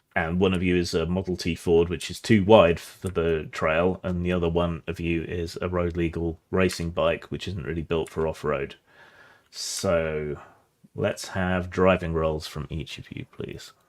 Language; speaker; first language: English; native; English